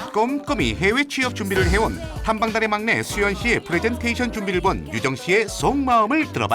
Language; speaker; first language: Korean; native; Korean